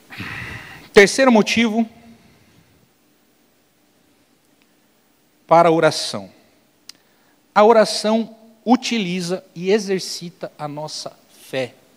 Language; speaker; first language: Portuguese; native; Portuguese